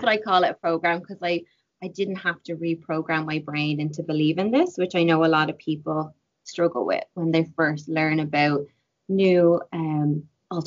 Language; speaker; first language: English; native; English